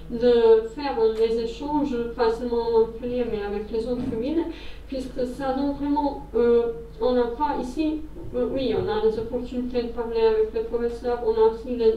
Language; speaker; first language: French; non-native, fluent; Serbian